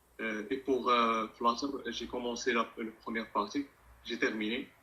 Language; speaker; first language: French; non-native, local second language; Arabic